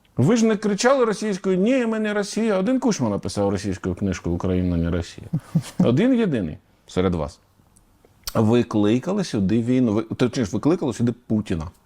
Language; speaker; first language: Ukrainian; native; Ukrainian